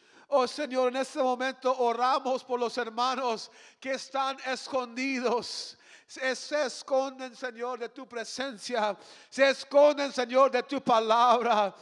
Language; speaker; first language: Spanish; early bilingual, heritage; Spanish